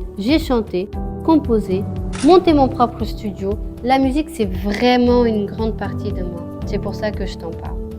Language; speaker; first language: French; non-native, fluent; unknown